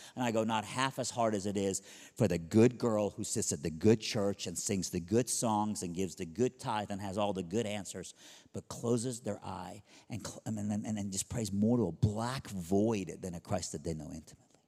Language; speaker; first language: English; early bilingual, other home language; Persian